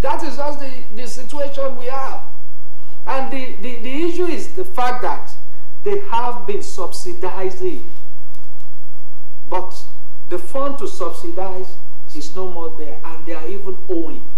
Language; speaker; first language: English; non-native, local second language; Yoruba